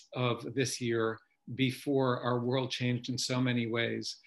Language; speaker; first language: English; native; English